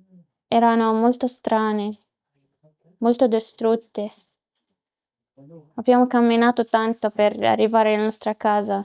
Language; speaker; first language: Italian; non-native, learner; Arabic